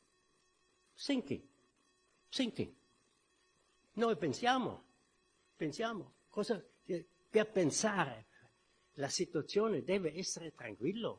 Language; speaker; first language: Italian; non-native, fluent; German